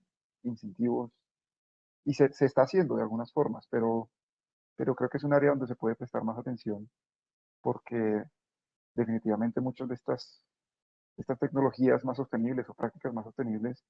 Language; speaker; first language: Spanish; native; Spanish